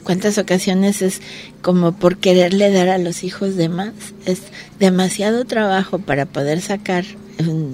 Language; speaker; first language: Spanish; native; Spanish